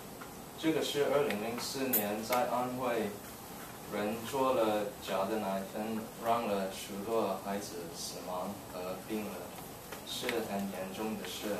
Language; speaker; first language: Chinese; non-native, learner; English